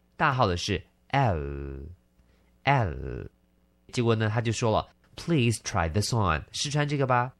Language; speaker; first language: Chinese; native; Chinese